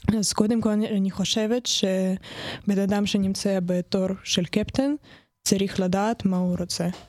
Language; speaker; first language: Hebrew; non-native, fluent; Russian